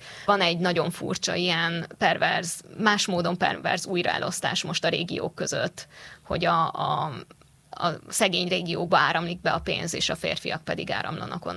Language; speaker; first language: Hungarian; native; Hungarian